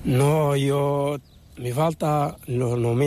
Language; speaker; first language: Spanish; non-native, learner; Arabic